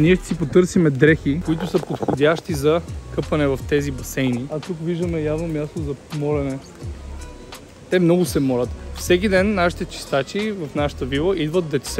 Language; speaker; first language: Bulgarian; native; Bulgarian